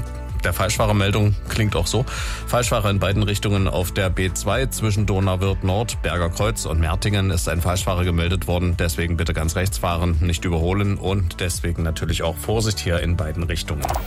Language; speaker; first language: German; native; German